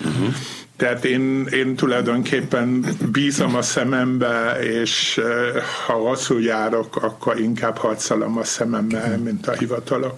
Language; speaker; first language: Hungarian; non-native, fluent; German